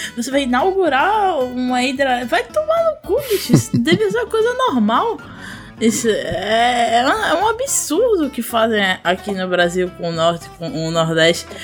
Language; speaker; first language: Portuguese; native; Portuguese